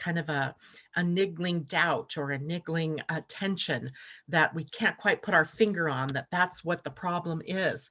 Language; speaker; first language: English; native; English